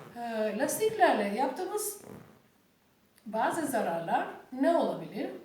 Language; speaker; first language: Turkish; non-native, learner; Albanian